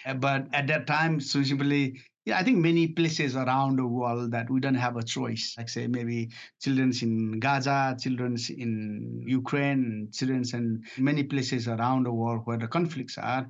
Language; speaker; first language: English; non-native, fluent; Nepali